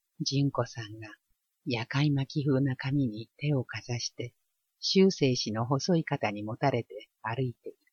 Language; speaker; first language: Japanese; native; Japanese